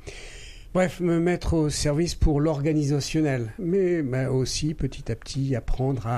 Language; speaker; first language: French; native; French